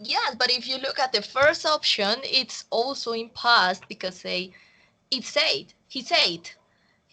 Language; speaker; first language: English; non-native, learner; Spanish